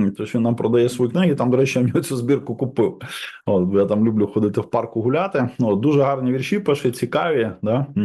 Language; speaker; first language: Ukrainian; non-native, local second language; Russian